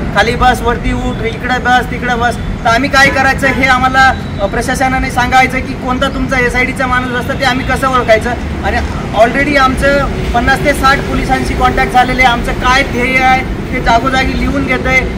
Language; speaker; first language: Marathi; non-native, local second language; Lambadi